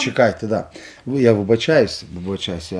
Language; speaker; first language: Ukrainian; non-native, local second language; Russian